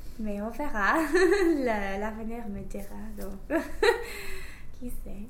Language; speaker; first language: French; non-native, learner; English